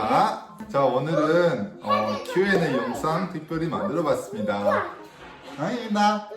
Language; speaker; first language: Korean; non-native, fluent; French